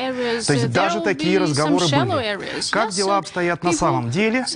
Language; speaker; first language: Russian; native; Russian